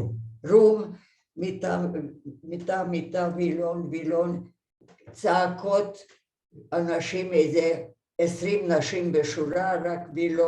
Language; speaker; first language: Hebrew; non-native, fluent; Hungarian